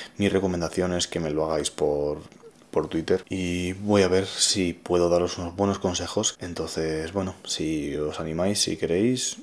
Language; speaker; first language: Spanish; native; Spanish